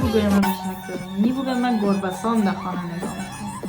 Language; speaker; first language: Persian; native; Persian